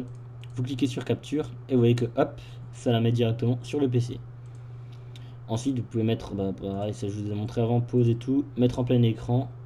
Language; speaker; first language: French; native; French